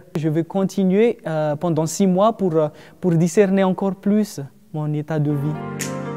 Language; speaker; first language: French; non-native, local second language; Malagasy